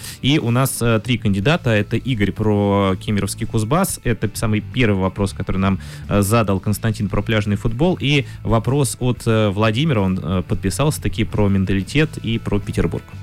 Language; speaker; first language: Russian; native; Russian